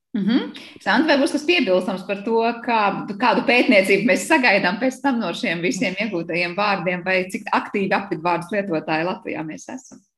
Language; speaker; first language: Latvian; native; Latvian